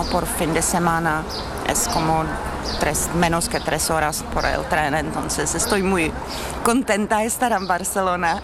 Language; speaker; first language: Spanish; non-native, fluent; Czech